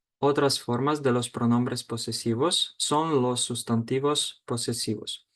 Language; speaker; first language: Spanish; non-native, fluent; Ukrainian